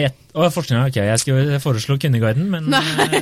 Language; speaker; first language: Norwegian; native; Norwegian